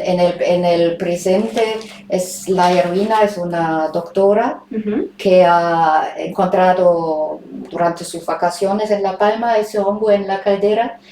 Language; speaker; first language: Spanish; non-native, fluent; German